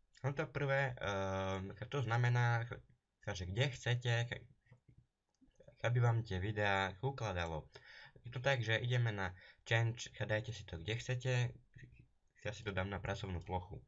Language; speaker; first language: Slovak; native; Slovak